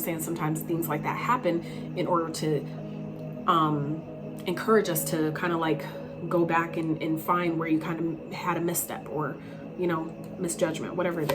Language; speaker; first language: English; native; English